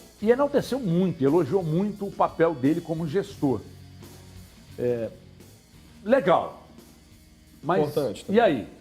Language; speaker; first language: Portuguese; native; Portuguese